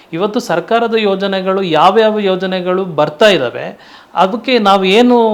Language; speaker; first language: Kannada; non-native, local second language; Tulu